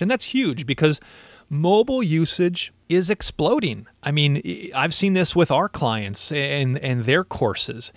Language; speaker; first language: English; native; English